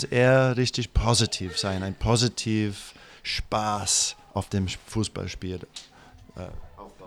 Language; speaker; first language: German; non-native, fluent; English